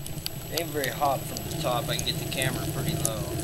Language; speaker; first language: English; native; English